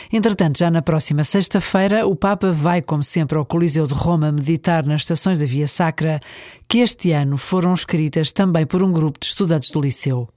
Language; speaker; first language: Portuguese; native; Portuguese